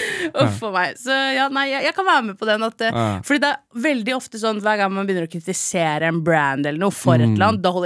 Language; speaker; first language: Norwegian; native; Norwegian